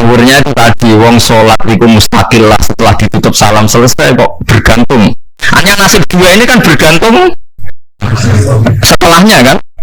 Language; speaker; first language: Indonesian; non-native, local second language; Javanese